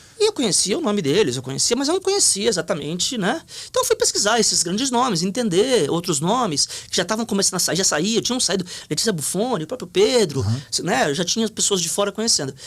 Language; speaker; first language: Portuguese; native; Portuguese